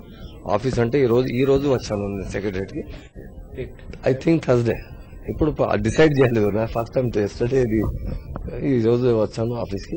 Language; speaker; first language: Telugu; non-native, local second language; Urdu